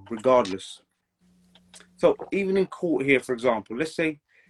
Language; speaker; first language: English; native; English